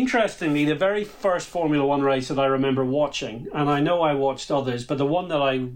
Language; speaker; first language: English; native; English